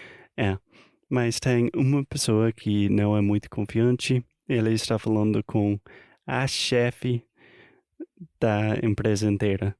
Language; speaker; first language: Portuguese; non-native, fluent; English